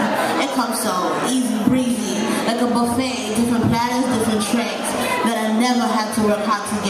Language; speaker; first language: English; native; English